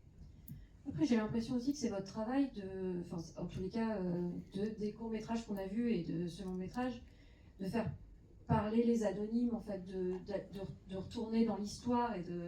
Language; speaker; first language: French; native; French